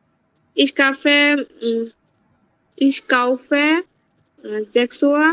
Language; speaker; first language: German; non-native, learner; Bangla